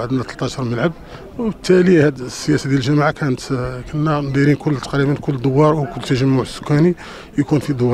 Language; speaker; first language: Arabic; native; Arabic